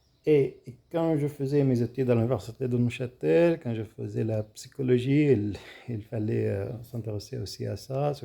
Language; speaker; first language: French; non-native, fluent; Arabic